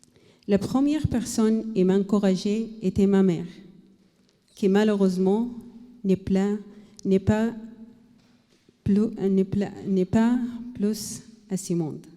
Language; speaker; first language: French; non-native, learner; Arabic